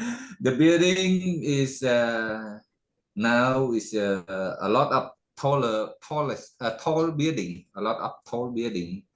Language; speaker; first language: English; non-native, learner; Khmer